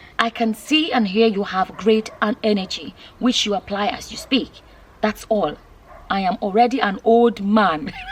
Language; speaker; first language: Nigerian Pidgin; native; Nigerian Pidgin